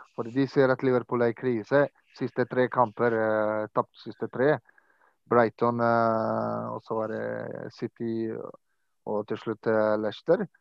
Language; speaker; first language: Norwegian; non-native, fluent; Croatian